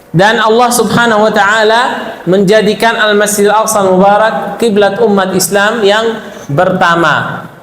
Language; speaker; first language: Indonesian; non-native, fluent; Arabic